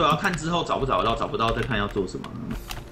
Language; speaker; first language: Chinese; native; Chinese